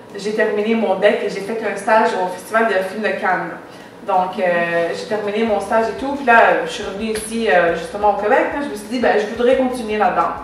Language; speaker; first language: French; native; French